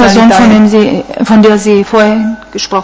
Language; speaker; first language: German; non-native, fluent; Italian